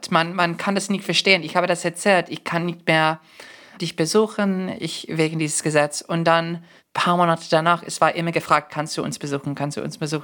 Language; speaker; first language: German; non-native, fluent; English